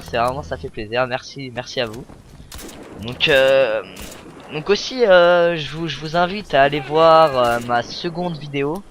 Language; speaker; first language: French; native; French